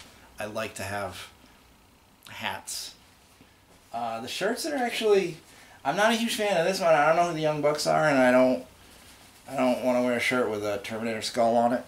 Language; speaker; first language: English; native; English